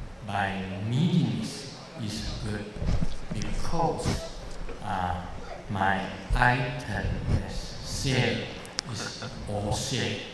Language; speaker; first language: English; non-native, learner; Chinese